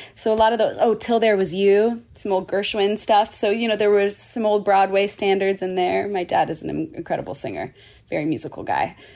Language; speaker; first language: English; native; English